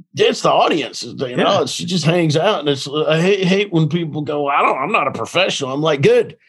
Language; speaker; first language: English; native; English